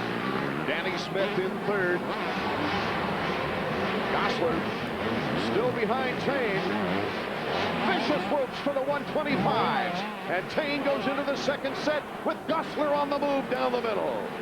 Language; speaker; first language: English; native; English